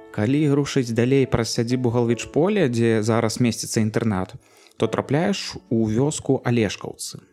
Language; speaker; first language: Belarusian; native; Belarusian